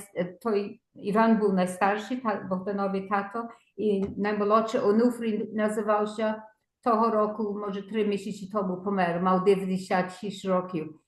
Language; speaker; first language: Ukrainian; early bilingual, heritage; Ukrainian